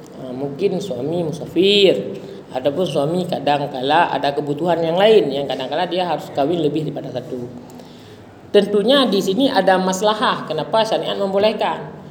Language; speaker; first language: Indonesian; non-native, local second language; Achinese